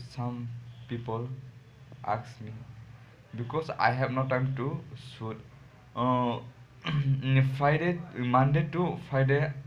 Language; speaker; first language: English; non-native, learner; Hindi